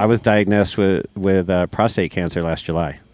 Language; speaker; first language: English; native; English